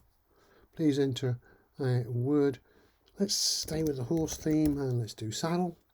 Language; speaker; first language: English; native; English